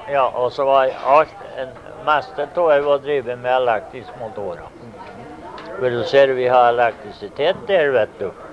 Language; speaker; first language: Norwegian; early bilingual, heritage; Norwegian